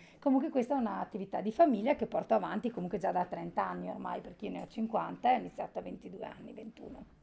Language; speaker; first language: Italian; native; Italian